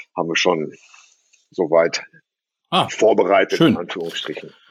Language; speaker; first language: German; native; German